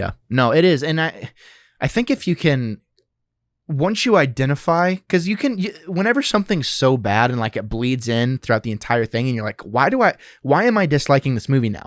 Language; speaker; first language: English; native; English